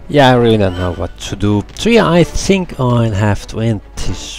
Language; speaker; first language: English; non-native, fluent; Finnish